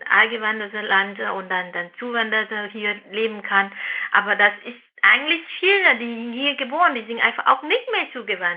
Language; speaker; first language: German; non-native, fluent; Vietnamese